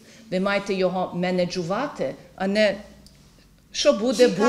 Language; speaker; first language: Ukrainian; early bilingual, heritage; Ukrainian